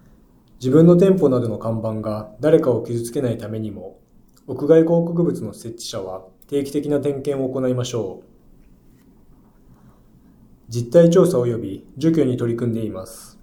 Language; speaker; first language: Japanese; native; Japanese